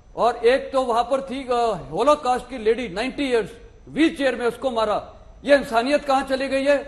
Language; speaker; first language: Hindi; native; Hindi